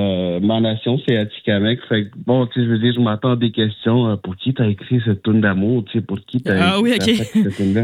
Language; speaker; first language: French; non-native, local second language; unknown